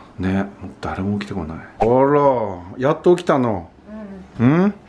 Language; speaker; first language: Japanese; native; Japanese